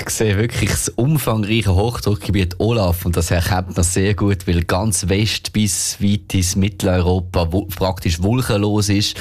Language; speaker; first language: German; native; German